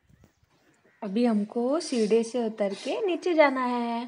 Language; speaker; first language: Hindi; native; Hindi